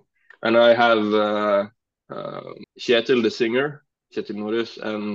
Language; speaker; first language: English; non-native, fluent; Norwegian